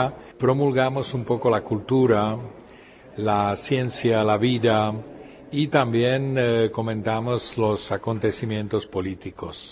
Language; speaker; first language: Spanish; non-native, fluent; Czech